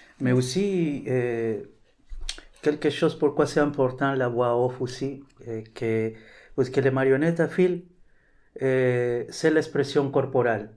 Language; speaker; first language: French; non-native, learner; Spanish